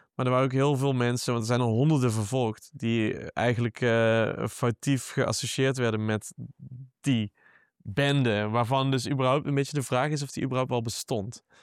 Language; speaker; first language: Dutch; native; Dutch